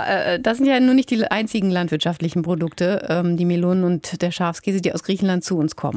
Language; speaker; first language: German; native; German